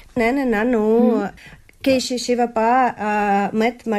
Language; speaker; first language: Kannada; non-native, learner; Russian